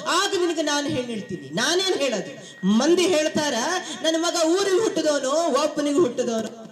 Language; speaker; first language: Kannada; native; Kannada